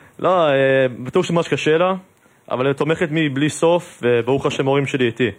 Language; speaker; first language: Hebrew; non-native, fluent; English